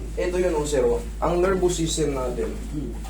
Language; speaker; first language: Filipino; native; Filipino